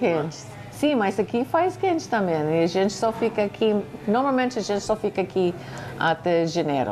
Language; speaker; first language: Portuguese; non-native, learner; English